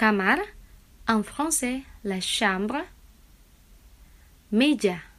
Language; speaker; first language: French; non-native, fluent; Indonesian